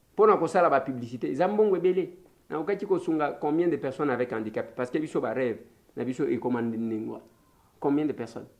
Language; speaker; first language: Lingala; non-native, local second language; Luba-Lulua